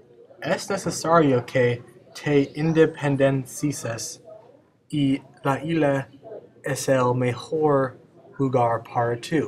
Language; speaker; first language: Spanish; non-native, learner; English